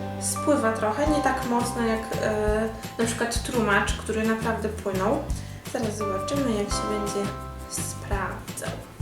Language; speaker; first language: Polish; native; Polish